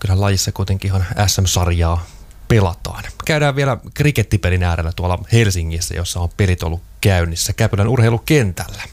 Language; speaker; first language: Finnish; native; Finnish